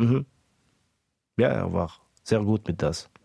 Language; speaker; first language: German; early bilingual, other home language; Estonian